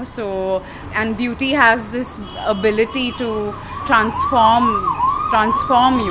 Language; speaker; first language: English; non-native, local second language; Hindi